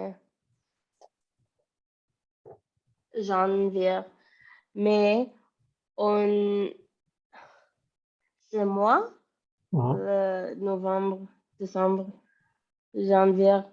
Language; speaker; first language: French; non-native, learner; English